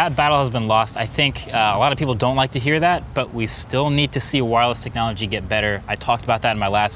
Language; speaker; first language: English; native; English